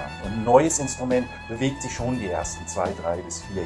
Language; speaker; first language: German; native; German